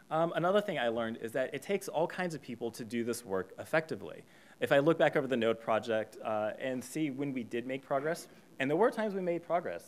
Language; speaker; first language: English; native; English